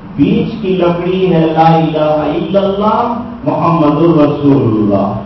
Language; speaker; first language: Urdu; non-native, local second language; Gujarati